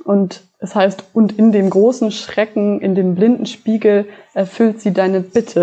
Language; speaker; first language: German; native; German